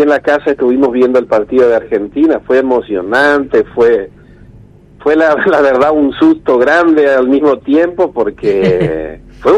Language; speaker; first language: Spanish; non-native, local second language; Guarani